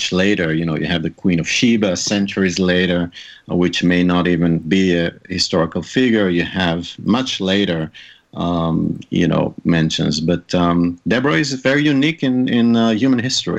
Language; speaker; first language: English; non-native, fluent; Hebrew